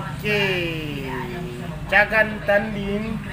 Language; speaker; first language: Indonesian; non-native, fluent; Somali